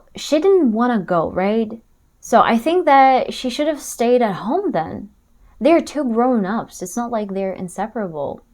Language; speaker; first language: English; non-native, fluent; Russian